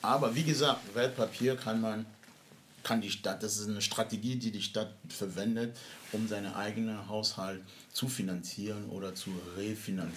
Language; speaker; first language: German; non-native, fluent; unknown